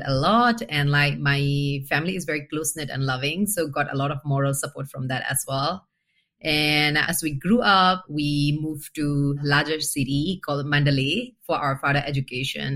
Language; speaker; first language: English; non-native, fluent; Burmese